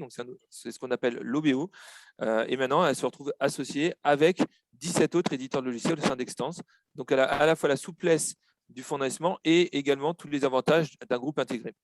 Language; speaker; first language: French; native; French